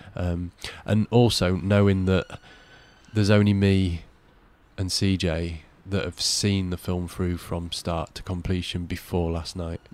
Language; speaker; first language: English; native; English